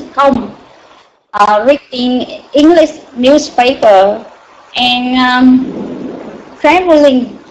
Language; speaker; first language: English; non-native, learner; Vietnamese